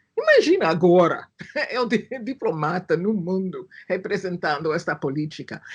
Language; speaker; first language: Portuguese; non-native, fluent; English